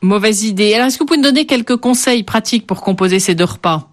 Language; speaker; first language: French; native; French